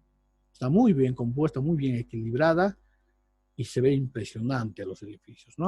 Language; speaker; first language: Spanish; native; Spanish